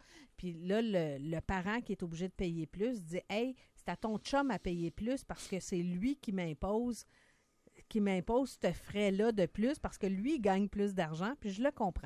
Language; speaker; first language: French; native; French